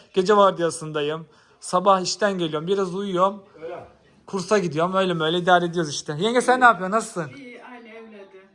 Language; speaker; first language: Turkish; native; Turkish